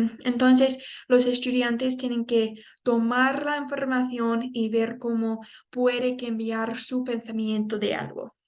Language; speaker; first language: Spanish; non-native, fluent; English